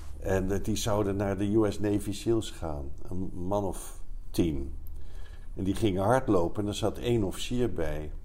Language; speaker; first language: Dutch; native; Dutch